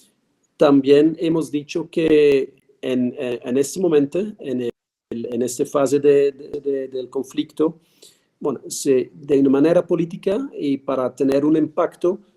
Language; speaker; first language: Spanish; non-native, fluent; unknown